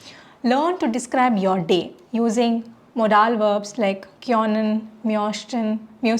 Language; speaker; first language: German; non-native, learner; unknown